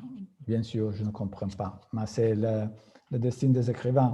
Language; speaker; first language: French; non-native, fluent; Italian